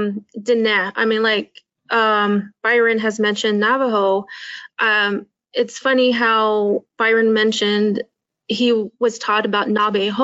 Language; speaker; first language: English; native; English